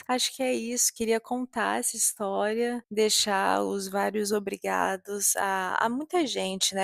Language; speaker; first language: Portuguese; native; Portuguese